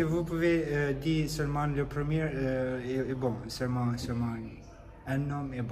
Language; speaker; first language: French; non-native, learner; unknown